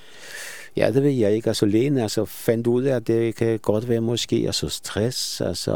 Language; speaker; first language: Danish; non-native, fluent; Polish